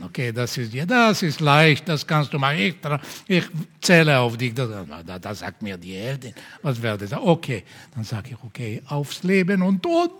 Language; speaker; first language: German; non-native, fluent; Portuguese